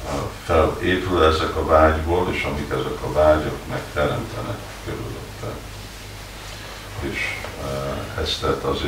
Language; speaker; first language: Hungarian; early bilingual, heritage; Hungarian